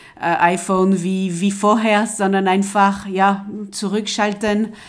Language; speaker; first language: German; non-native, fluent; French